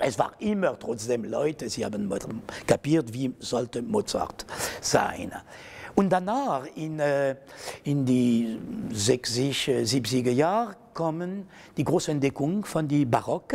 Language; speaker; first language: German; non-native, fluent; French